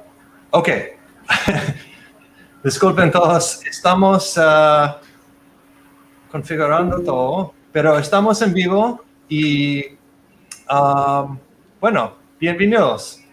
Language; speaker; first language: Spanish; non-native, fluent; English